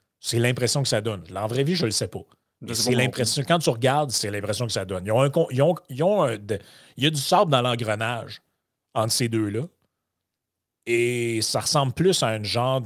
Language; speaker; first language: French; native; French